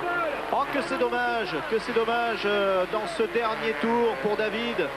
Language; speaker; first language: French; native; French